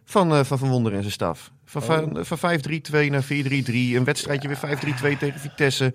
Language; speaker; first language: Dutch; native; Dutch